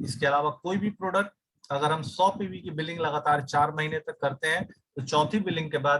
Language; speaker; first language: Hindi; native; Hindi